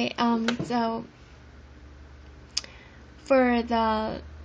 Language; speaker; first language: English; non-native, fluent; Korean